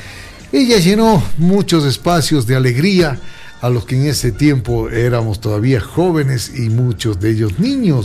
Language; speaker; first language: Spanish; native; Spanish